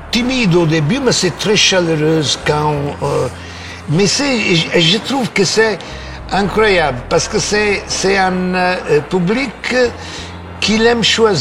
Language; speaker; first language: French; non-native, fluent; Italian